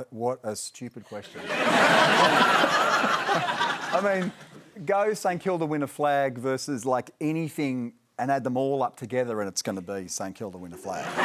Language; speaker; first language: English; native; English